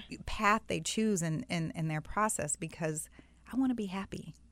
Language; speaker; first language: English; native; English